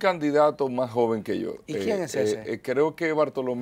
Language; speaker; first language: Spanish; native; Spanish